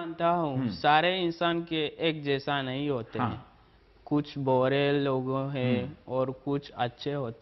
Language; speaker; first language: Hindi; non-native, learner; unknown